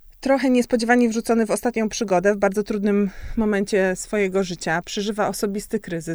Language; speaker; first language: Polish; native; Polish